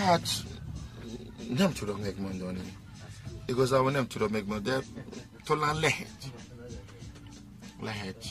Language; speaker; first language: Hungarian; non-native, learner; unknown